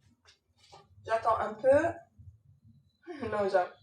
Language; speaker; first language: French; non-native, local second language; Arabic